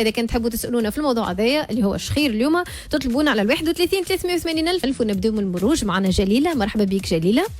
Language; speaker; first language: Arabic; native; Arabic